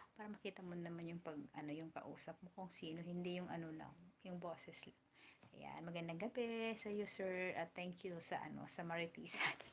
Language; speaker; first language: Filipino; non-native, local second language; Waray